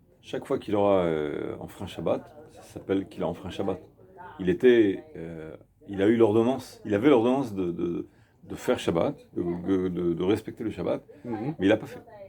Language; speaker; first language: French; native; French